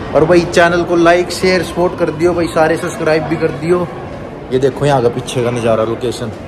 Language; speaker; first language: Hindi; native; Hindi